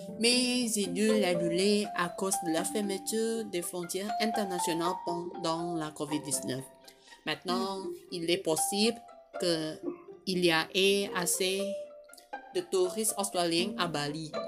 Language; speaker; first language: French; non-native, fluent; Indonesian